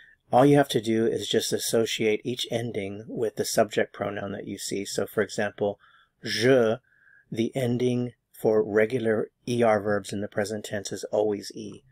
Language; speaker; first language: English; native; English